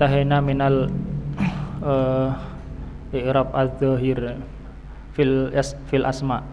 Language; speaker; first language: Arabic; non-native, fluent; Indonesian